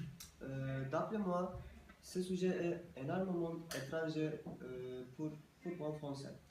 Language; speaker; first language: French; non-native, learner; Turkish